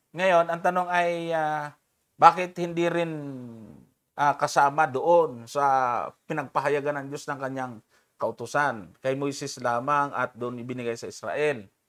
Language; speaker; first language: Filipino; native; Filipino